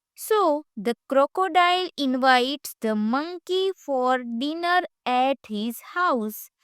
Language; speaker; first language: English; non-native, local second language; Gujarati